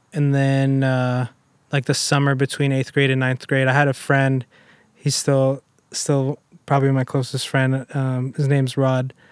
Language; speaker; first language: English; early bilingual, other home language; German